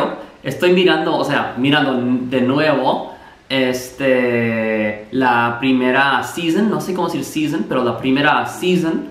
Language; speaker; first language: Spanish; non-native, fluent; English